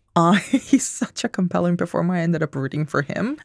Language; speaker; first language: English; non-native, fluent; Spanish